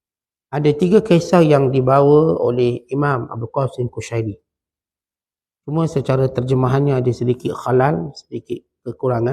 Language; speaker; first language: Malay; native; Malay